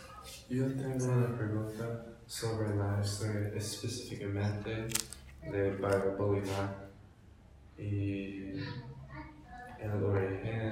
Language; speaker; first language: Spanish; non-native, learner; English